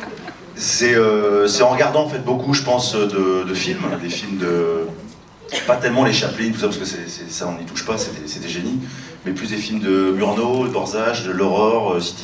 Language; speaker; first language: French; native; French